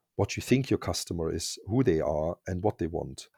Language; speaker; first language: English; non-native, fluent; German